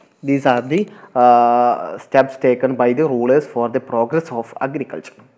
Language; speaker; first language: English; non-native, local second language; Malayalam